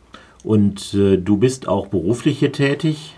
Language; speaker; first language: German; native; German